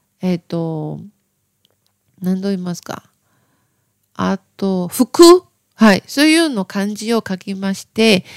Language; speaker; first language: Japanese; non-native, learner; Chinese